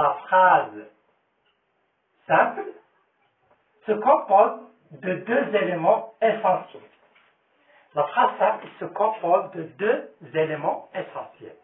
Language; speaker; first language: French; non-native, local second language; Arabic